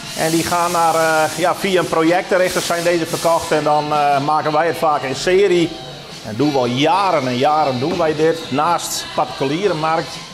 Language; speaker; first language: Dutch; non-native, local second language; Western Frisian